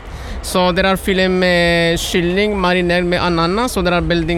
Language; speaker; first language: Norwegian; non-native, learner; Spanish